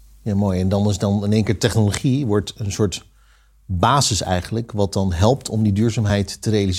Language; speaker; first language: Dutch; native; Dutch